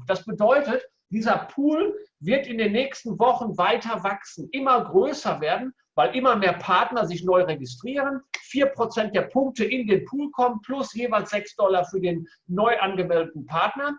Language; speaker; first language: German; native; German